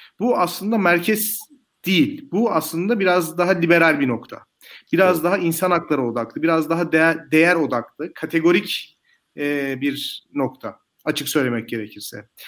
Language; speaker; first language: Turkish; native; Turkish